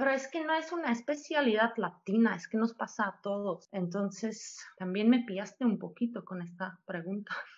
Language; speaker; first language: Spanish; non-native, fluent; Czech